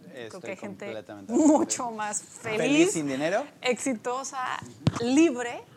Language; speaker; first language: Spanish; early bilingual, other home language; Polish